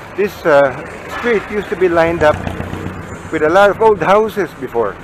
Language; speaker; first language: English; non-native, local second language; Filipino